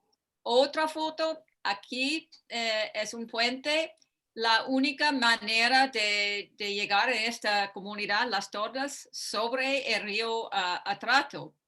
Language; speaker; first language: Spanish; non-native, fluent; English